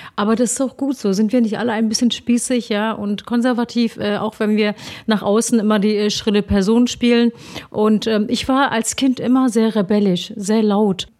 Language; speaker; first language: German; early bilingual, other home language; Turkish